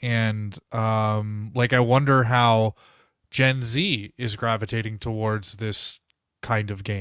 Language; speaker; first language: English; native; English